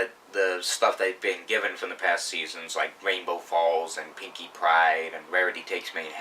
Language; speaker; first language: English; native; English